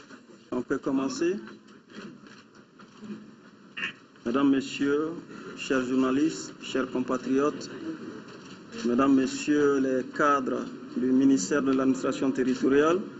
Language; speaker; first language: French; non-native, local second language; Bambara